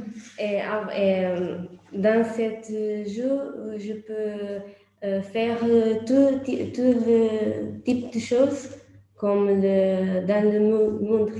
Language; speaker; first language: French; non-native, learner; Portuguese